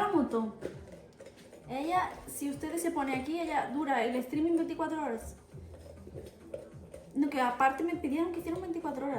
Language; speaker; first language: Spanish; early bilingual, other home language; Portuguese